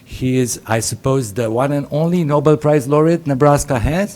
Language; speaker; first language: English; non-native, fluent; Romanian